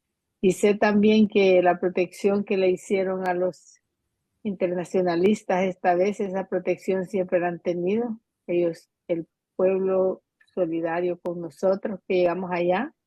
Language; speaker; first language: Spanish; native; Spanish